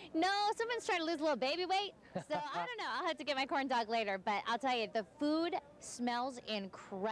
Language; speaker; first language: English; native; English